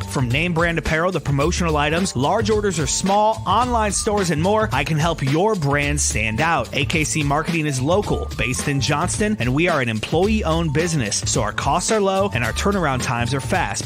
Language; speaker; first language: English; native; English